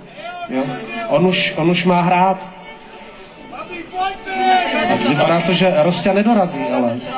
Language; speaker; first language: Czech; native; Czech